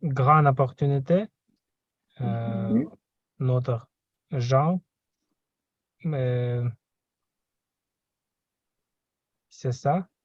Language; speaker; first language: French; non-native, learner; Russian